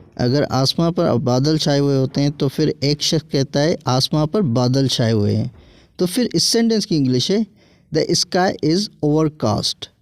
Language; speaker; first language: Urdu; native; Urdu